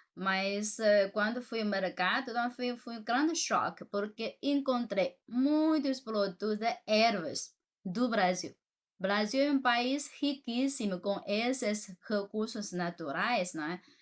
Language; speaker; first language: Portuguese; non-native, fluent; Chinese